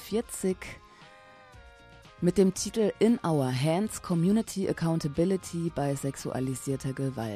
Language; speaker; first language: German; native; German